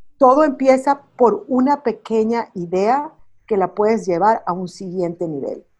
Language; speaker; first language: Spanish; early bilingual, heritage; Spanish